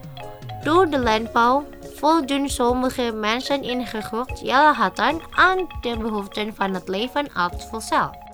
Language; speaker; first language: Dutch; non-native, learner; Indonesian